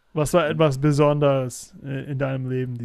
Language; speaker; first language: German; non-native, fluent; English